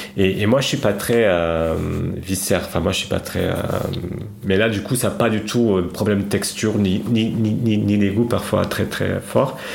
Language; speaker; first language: French; non-native, fluent; Portuguese